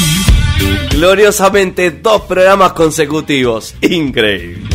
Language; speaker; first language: Spanish; native; Spanish